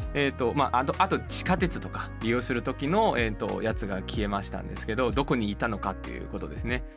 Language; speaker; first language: Japanese; non-native, fluent; Chinese